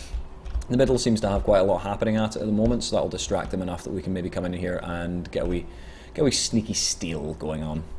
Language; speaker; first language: English; native; English